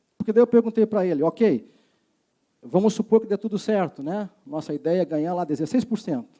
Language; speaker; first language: Portuguese; native; Portuguese